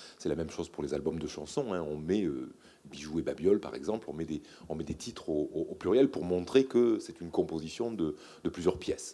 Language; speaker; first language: French; native; French